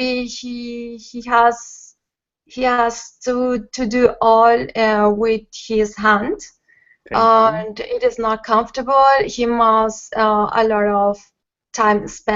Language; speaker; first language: English; non-native, learner; Spanish